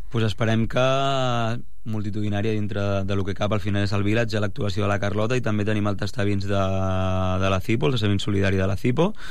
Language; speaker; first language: Catalan; non-native, local second language; Spanish